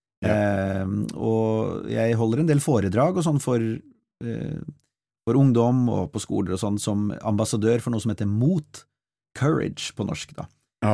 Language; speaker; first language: Norwegian; native; Norwegian